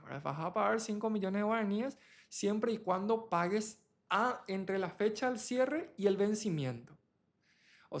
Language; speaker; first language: Spanish; native; Spanish